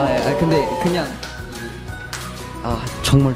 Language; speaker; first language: Korean; non-native, learner; Thai